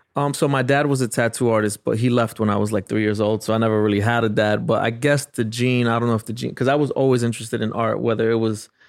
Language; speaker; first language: English; native; English